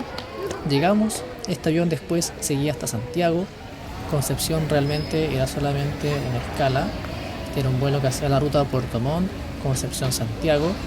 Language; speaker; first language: Spanish; native; Spanish